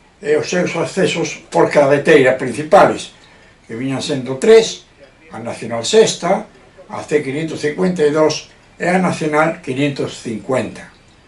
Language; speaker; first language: Galician; non-native, local second language; Spanish